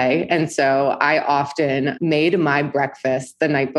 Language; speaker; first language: English; native; English